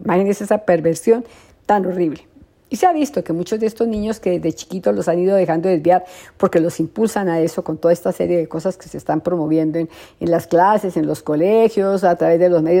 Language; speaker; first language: Spanish; native; Spanish